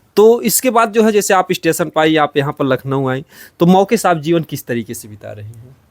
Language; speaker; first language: Hindi; native; Hindi